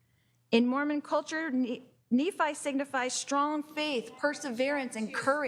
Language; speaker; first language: English; native; English